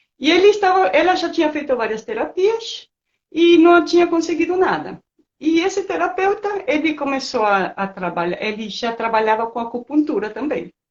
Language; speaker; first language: Portuguese; non-native, fluent; Spanish